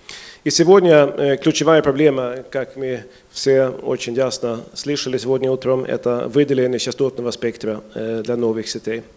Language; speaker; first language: Russian; non-native, fluent; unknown